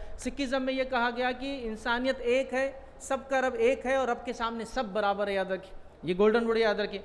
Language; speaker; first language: Urdu; native; Urdu